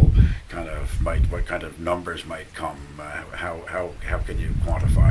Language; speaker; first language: English; native; English